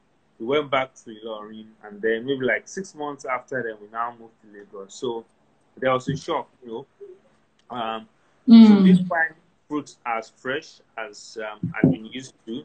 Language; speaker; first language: English; non-native, local second language; Yoruba